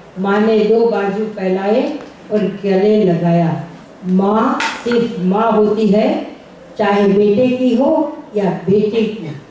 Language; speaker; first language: Hindi; non-native, local second language; Gujarati